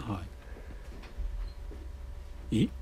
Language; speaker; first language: Japanese; native; Japanese